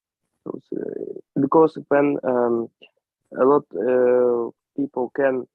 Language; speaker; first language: English; non-native, learner; Ukrainian